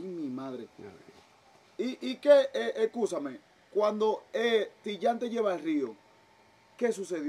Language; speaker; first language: Spanish; native; Spanish